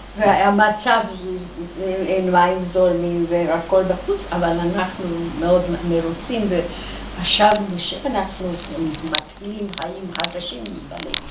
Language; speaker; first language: Hebrew; early bilingual, other home language; Hungarian